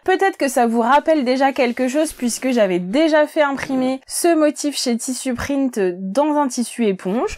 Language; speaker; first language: French; native; French